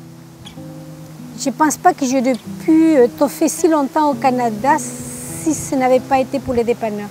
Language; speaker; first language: French; native; French